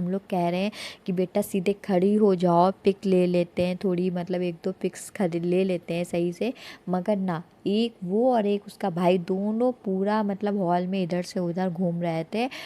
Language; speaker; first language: Hindi; native; Hindi